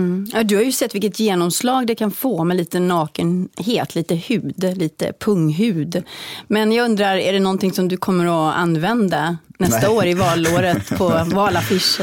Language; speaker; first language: Swedish; native; Swedish